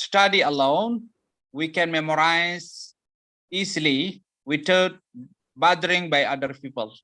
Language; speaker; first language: English; non-native, learner; Indonesian